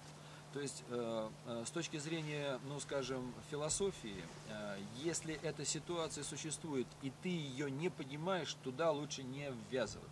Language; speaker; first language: Russian; native; Russian